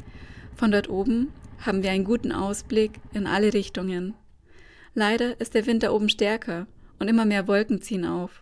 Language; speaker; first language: German; native; German